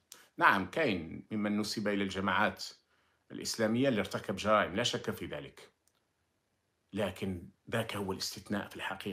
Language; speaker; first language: Arabic; native; Arabic